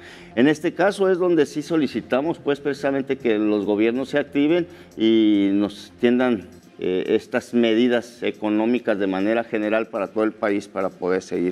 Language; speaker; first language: Spanish; native; Spanish